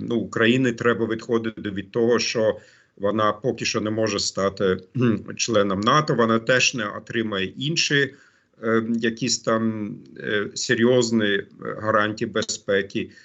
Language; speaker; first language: Ukrainian; non-native, fluent; German